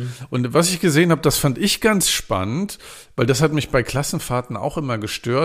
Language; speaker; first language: German; native; German